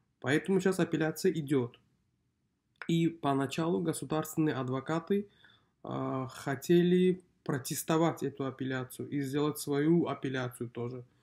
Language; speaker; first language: Russian; non-native, local second language; Uzbek